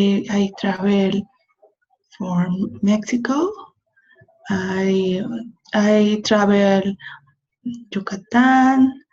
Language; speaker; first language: English; non-native, learner; Spanish